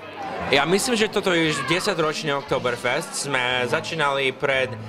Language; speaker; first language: Slovak; early bilingual, heritage; Slovak